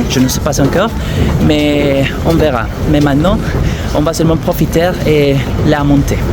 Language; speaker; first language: French; non-native, learner; Spanish